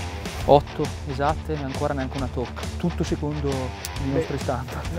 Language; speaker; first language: Italian; native; Italian